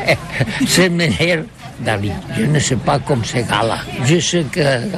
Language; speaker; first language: French; non-native, learner; Catalan